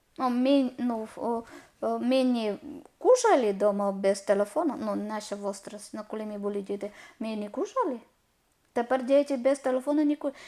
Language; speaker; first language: Ukrainian; non-native, learner; Malayalam